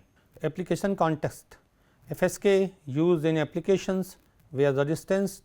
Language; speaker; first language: English; non-native, local second language; Hindi